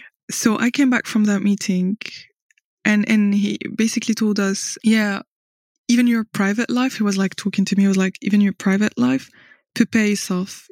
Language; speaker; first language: English; non-native, fluent; French